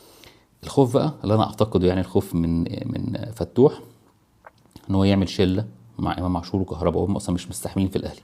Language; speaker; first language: Arabic; native; Arabic